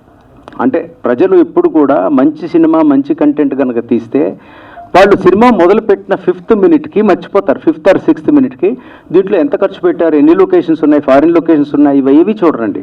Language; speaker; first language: Telugu; native; Telugu